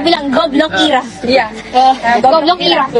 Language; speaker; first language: Malay; native; Malay